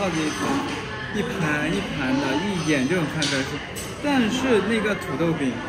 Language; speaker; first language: Chinese; native; Chinese